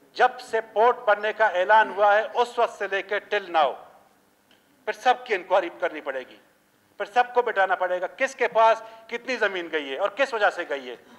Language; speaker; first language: Urdu; non-native, local second language; Baluchi